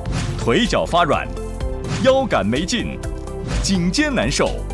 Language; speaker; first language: Chinese; native; Chinese